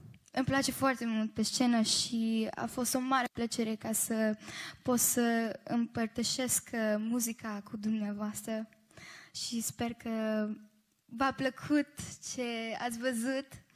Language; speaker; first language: Romanian; early bilingual, heritage; Romanian